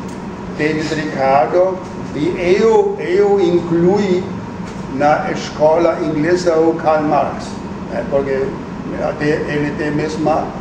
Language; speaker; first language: Portuguese; non-native, fluent; German